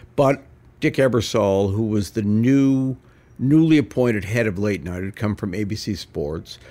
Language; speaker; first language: English; native; English